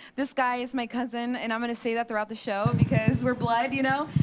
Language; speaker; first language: English; native; English